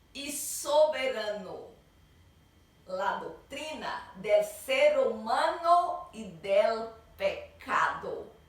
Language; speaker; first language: Spanish; non-native, learner; Portuguese